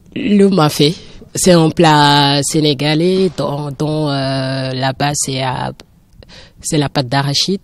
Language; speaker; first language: French; non-native, local second language; Wolof